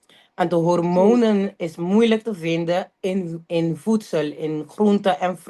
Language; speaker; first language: Dutch; non-native, local second language; Papiamento